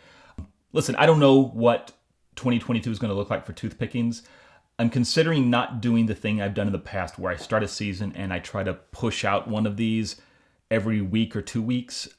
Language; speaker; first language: English; native; English